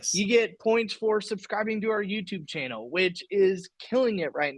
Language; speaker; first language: English; native; English